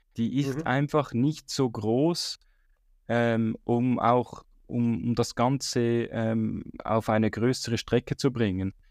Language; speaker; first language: German; native; German